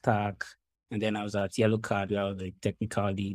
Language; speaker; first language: English; non-native, local second language; Ibibio